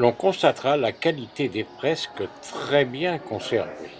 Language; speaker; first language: French; native; French